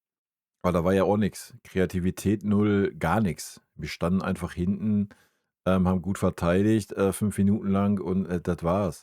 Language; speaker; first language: German; native; German